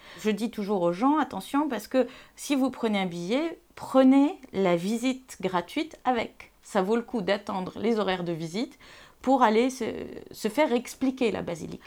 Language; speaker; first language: French; non-native, local second language; Arabic